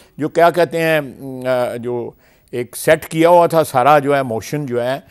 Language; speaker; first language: Urdu; non-native, local second language; Punjabi